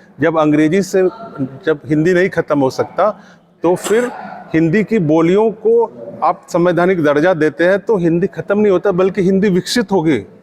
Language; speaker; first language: Hindi; non-native, local second language; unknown